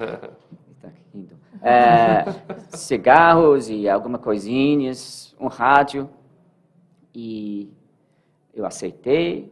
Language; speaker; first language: Portuguese; non-native, learner; English